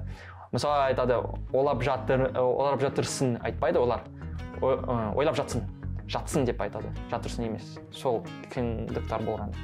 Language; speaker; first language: Kazakh; non-native, learner; French